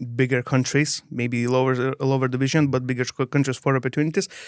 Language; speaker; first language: English; non-native, fluent; Lithuanian